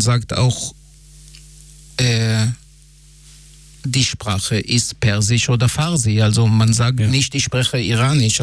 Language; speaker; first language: German; non-native, fluent; Hebrew